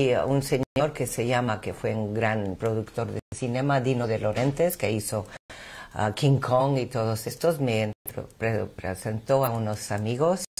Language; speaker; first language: Spanish; non-native, fluent; English